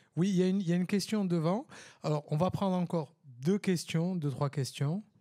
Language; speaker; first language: French; non-native, local second language; Arabic